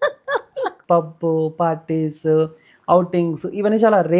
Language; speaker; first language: Telugu; native; Telugu